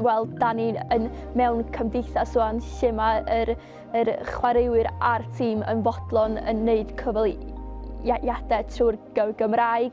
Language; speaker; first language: Welsh; native; Welsh